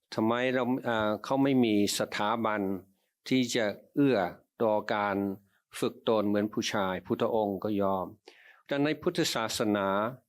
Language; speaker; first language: Thai; non-native, fluent; English